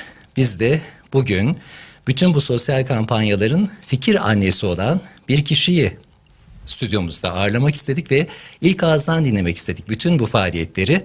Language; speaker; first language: Turkish; native; Turkish